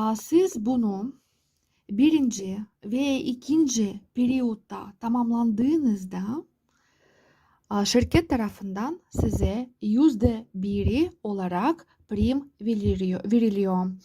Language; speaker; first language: Turkish; non-native, fluent; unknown